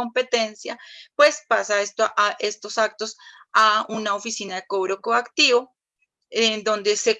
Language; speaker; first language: Spanish; native; Spanish